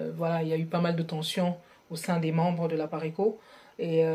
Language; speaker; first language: French; non-native, local second language; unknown